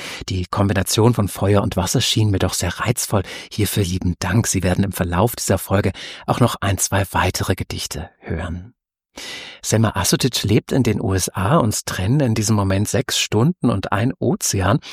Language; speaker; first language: German; native; German